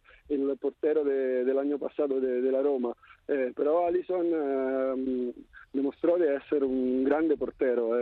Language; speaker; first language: Spanish; non-native, fluent; Italian